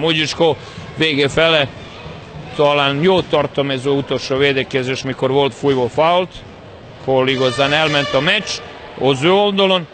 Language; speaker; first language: Hungarian; non-native, fluent; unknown